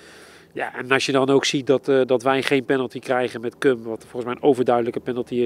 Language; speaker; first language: Dutch; native; Dutch